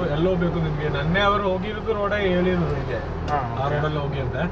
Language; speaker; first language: Kannada; non-native, fluent; Malayalam